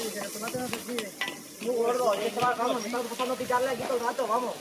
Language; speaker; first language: Spanish; native; Spanish